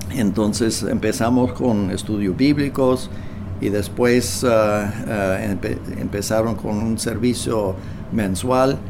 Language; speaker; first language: Spanish; non-native, fluent; English